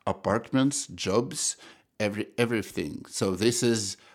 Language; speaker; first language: English; non-native, fluent; Russian